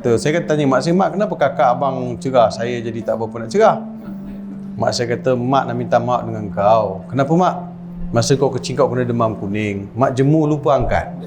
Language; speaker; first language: Malay; non-native, local second language; Tamil